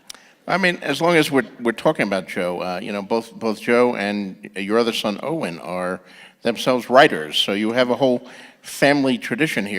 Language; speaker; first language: English; native; English